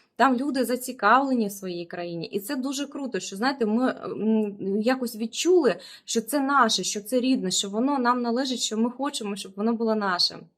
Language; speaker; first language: Ukrainian; non-native, local second language; Russian